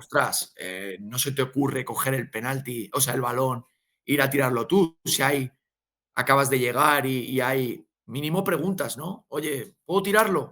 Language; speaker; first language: Spanish; native; Spanish